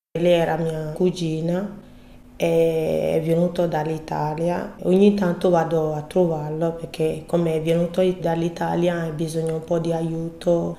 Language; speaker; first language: Italian; non-native, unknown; Bini